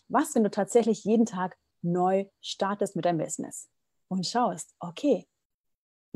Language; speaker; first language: German; native; German